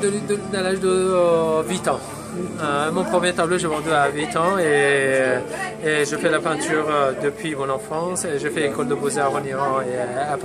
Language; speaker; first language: French; non-native, fluent; Persian